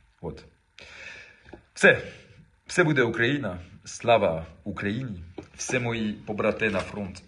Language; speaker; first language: Ukrainian; non-native, learner; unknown